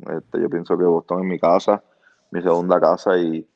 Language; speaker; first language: Spanish; native; Spanish